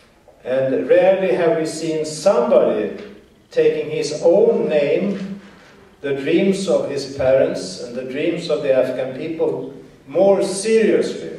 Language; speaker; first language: English; non-native, fluent; Swedish